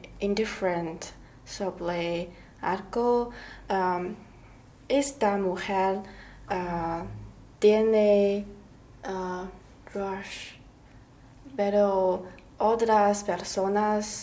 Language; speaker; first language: Spanish; non-native, learner; Chinese